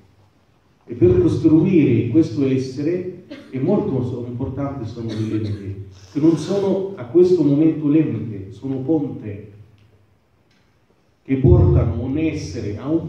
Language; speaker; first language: Italian; non-native, fluent; Arabic